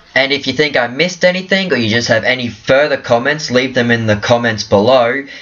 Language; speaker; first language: English; native; English